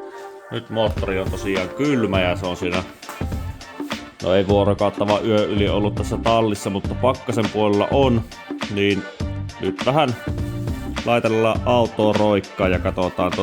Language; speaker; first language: Finnish; native; Finnish